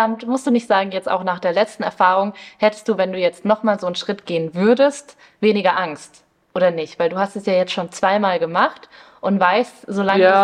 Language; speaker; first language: German; early bilingual, other home language; Spanish